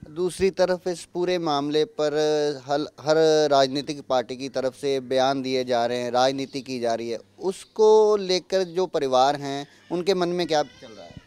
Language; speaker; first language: Hindi; non-native, local second language; Punjabi